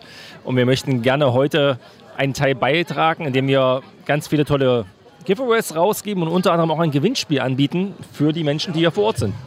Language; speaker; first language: German; native; German